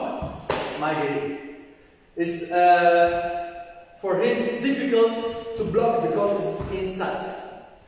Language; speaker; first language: English; non-native, learner; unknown